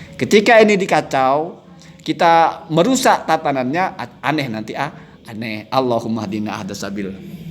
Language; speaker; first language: Indonesian; non-native, local second language; Madurese